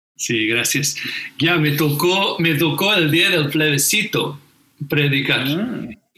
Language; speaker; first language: Spanish; non-native, fluent; English